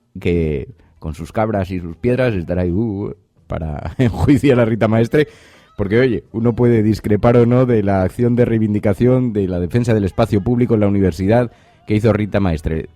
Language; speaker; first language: Spanish; native; Spanish